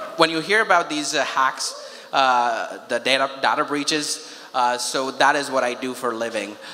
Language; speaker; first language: English; non-native, local second language; Urdu